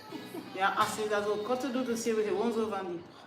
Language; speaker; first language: Dutch; non-native, fluent; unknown